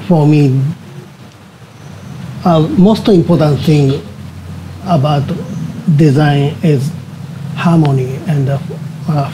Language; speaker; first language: English; non-native, learner; Japanese